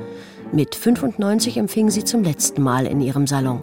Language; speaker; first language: German; native; German